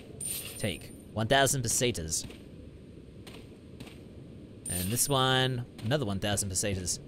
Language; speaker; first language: English; native; English